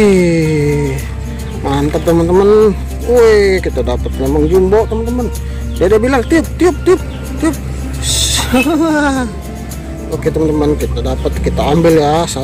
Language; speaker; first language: Indonesian; native; Indonesian